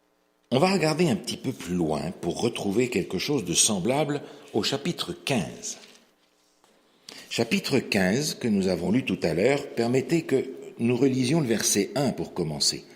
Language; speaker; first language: French; native; French